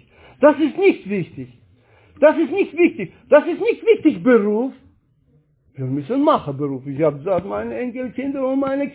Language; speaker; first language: German; non-native, learner; Russian